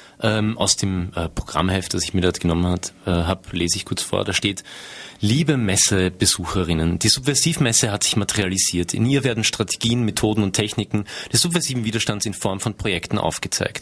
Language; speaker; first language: German; native; German